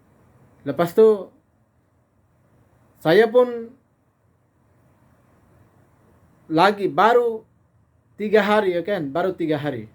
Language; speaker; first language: Indonesian; non-native, fluent; Bangla